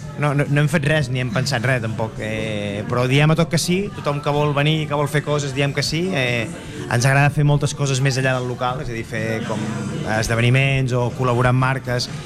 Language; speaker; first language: Catalan; native; Catalan